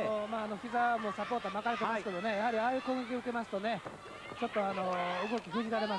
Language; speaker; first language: Japanese; native; Japanese